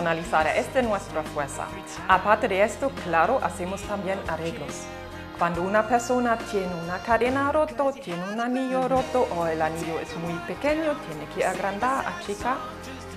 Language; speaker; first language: Spanish; non-native, fluent; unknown